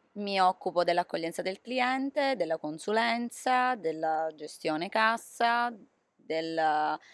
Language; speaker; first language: Italian; native; Italian